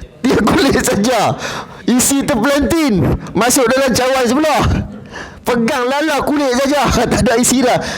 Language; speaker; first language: Malay; native; Malay